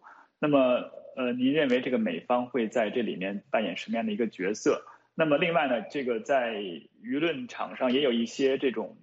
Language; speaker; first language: Chinese; native; Chinese